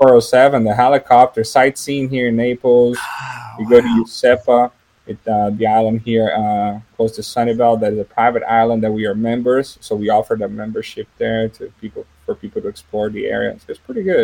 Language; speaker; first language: English; non-native, fluent; Portuguese